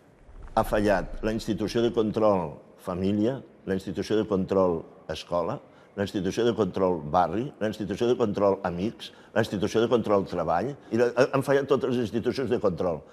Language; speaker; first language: Catalan; native; Catalan